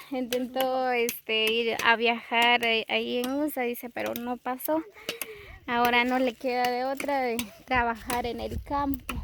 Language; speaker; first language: Spanish; native; Spanish